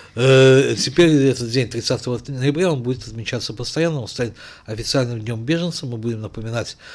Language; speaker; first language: Russian; native; Russian